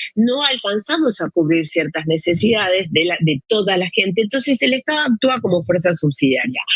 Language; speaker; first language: Spanish; native; Spanish